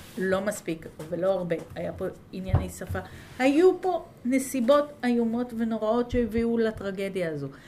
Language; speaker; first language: Hebrew; native; Hebrew